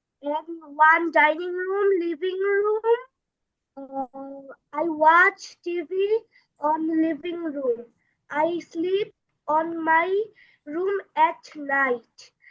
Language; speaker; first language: English; non-native, learner; Bangla